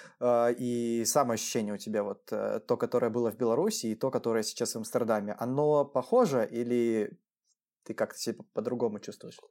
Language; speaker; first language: Russian; native; Russian